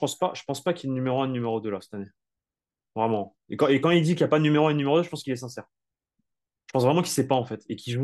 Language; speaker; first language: French; native; French